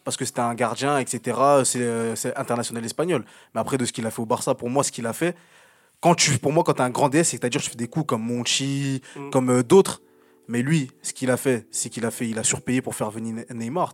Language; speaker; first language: French; native; French